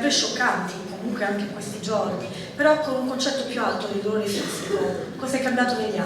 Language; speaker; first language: Italian; native; Italian